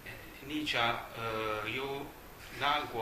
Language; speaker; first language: Chinese; non-native, learner; Italian